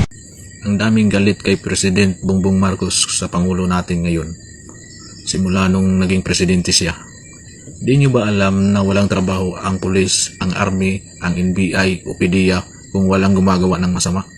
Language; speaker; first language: Filipino; native; Filipino